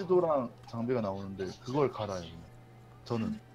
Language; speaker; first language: Korean; native; Korean